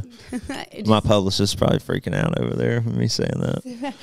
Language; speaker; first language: English; native; English